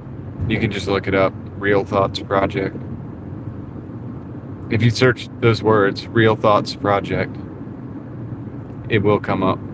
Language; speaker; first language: English; native; English